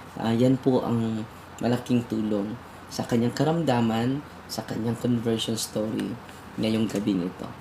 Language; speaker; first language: Filipino; non-native, local second language; Cebuano